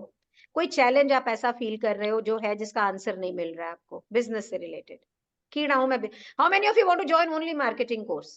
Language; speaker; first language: Hindi; native; Hindi